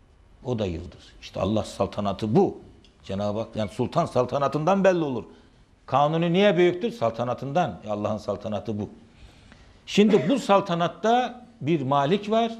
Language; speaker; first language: Turkish; native; Turkish